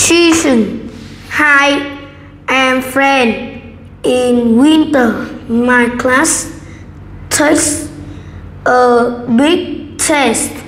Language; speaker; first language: English; non-native, learner; Vietnamese